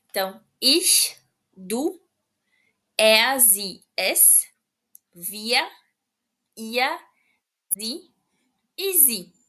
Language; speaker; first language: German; non-native, fluent; Portuguese